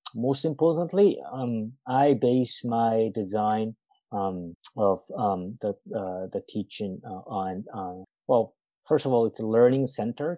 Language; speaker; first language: English; non-native, fluent; Japanese